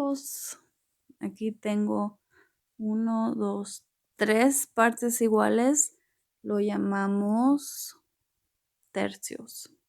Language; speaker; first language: Spanish; early bilingual, heritage; Spanish